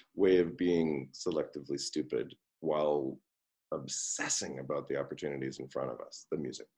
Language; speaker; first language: English; native; English